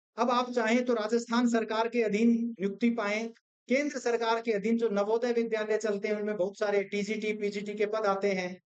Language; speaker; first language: Hindi; non-native, local second language; Gujarati